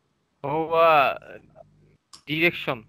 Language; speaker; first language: Japanese; non-native, learner; Bangla